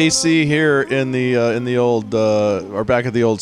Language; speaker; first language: English; native; English